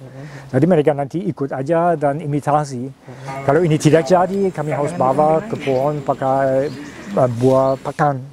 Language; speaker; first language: Indonesian; non-native, fluent; German